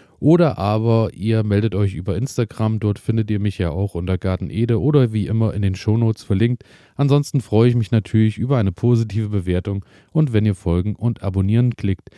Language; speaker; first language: German; native; German